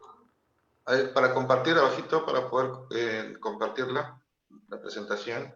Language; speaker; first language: Spanish; native; Spanish